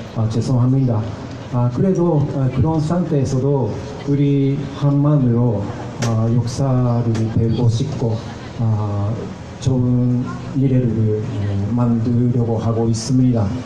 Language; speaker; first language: Korean; non-native, fluent; Japanese